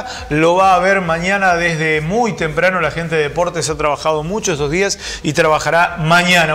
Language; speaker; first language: Spanish; native; Spanish